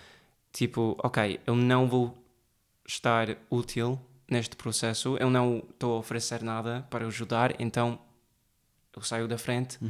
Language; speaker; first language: Portuguese; early bilingual, heritage; Portuguese